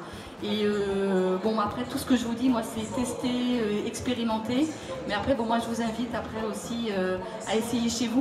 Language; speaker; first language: French; native; French